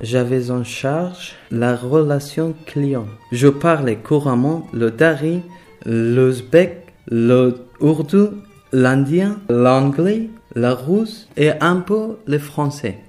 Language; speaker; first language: French; non-native, learner; Persian